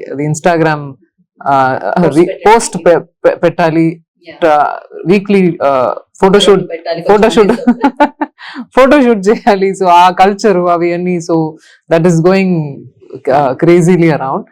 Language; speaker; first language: Telugu; non-native, learner; Tamil